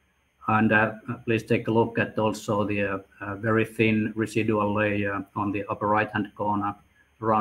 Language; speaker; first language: English; non-native, fluent; Finnish